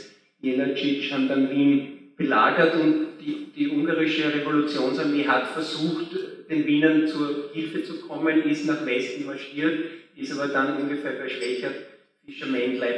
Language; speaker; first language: German; native; German